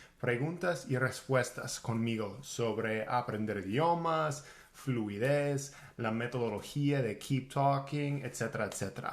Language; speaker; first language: Spanish; non-native, fluent; English